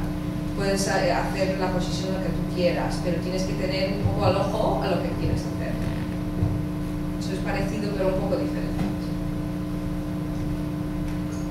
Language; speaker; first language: Spanish; early bilingual, heritage; English